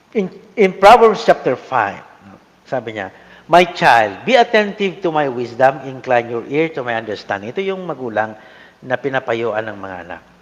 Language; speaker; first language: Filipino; non-native, local second language; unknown